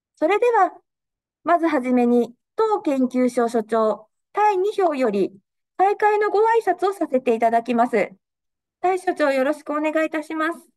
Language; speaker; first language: Japanese; native; Japanese